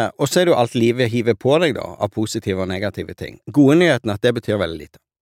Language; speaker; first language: Norwegian; native; Norwegian